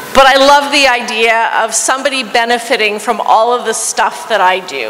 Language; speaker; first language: English; native; English